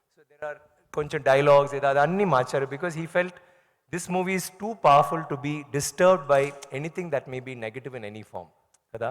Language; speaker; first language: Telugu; non-native, learner; Tamil